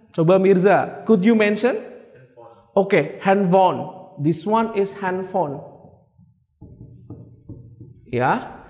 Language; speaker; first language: English; non-native, fluent; Indonesian